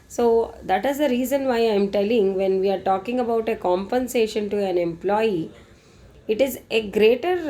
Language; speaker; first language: English; non-native, local second language; Kannada